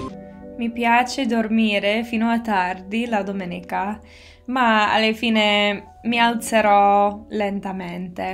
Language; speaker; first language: Italian; non-native, learner; English